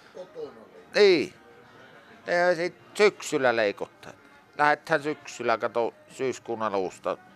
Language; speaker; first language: Finnish; native; Finnish